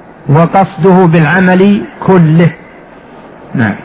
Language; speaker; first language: Arabic; native; Arabic